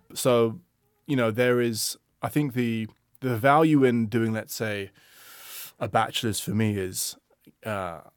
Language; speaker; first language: English; native; English